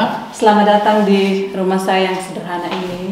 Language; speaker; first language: Indonesian; native; Indonesian